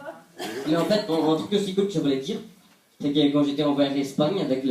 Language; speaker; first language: French; non-native, fluent; Portuguese